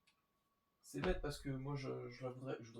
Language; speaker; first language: French; native; French